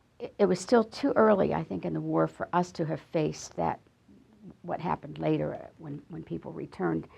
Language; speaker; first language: English; native; English